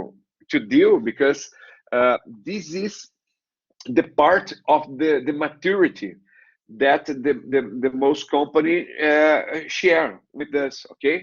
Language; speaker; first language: English; non-native, learner; Portuguese